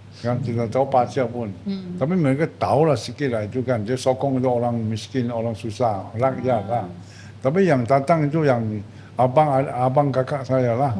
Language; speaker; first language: Malay; non-native, local second language; Chinese